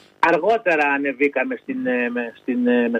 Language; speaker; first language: Greek; native; Greek